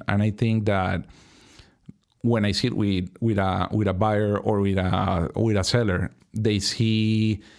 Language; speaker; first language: English; non-native, fluent; Spanish